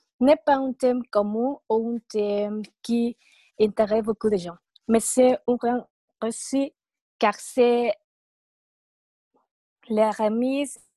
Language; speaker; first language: French; non-native, learner; Spanish